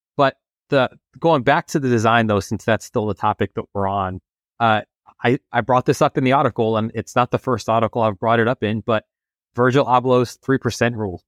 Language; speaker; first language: English; non-native, fluent; French